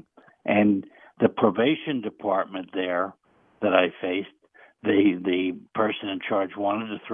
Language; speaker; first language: English; native; English